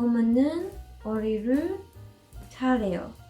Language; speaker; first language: Korean; non-native, learner; English